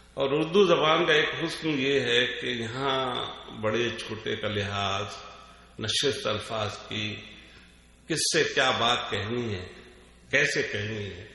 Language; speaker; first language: Urdu; native; Urdu